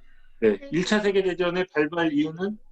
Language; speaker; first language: Korean; native; Korean